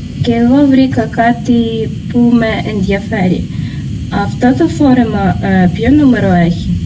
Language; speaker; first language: Greek; non-native, learner; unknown